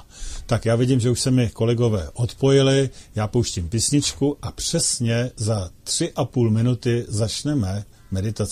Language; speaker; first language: Czech; native; Czech